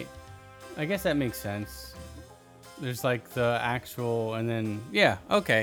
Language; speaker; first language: English; native; English